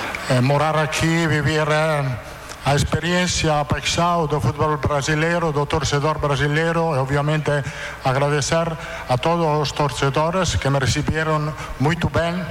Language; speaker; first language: Portuguese; non-native, fluent; Italian